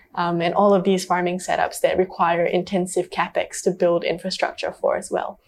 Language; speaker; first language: English; native; English